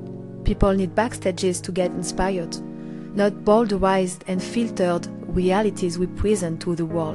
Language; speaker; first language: English; non-native, fluent; French